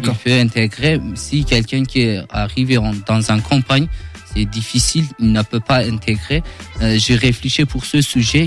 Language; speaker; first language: French; non-native, learner; Kurdish